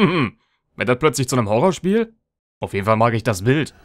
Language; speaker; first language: German; native; German